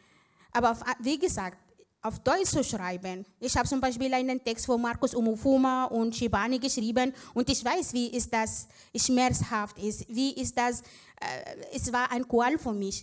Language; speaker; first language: German; non-native, fluent; Arabic